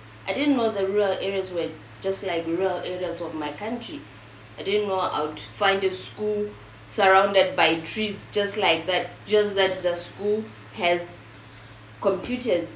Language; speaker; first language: English; non-native, local second language; Southern Sotho